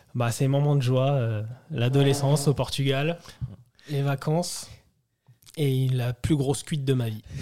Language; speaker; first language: French; early bilingual, other home language; Portuguese